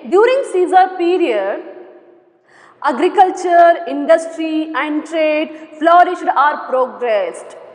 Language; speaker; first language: English; non-native, local second language; Kannada